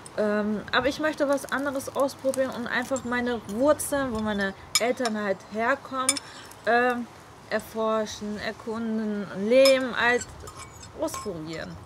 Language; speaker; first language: German; early bilingual, other home language; Turkish